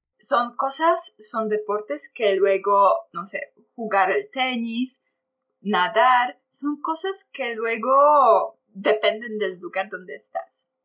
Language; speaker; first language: Spanish; non-native, fluent; Polish